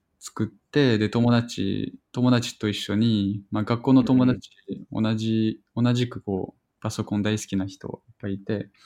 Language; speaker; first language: Japanese; non-native, fluent; French